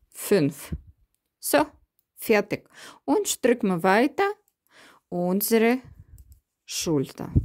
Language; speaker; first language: German; non-native, learner; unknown